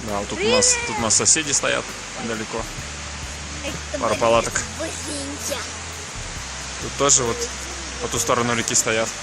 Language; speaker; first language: Russian; native; Russian